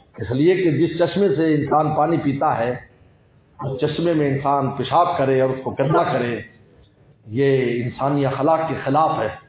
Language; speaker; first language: Urdu; non-native, local second language; Punjabi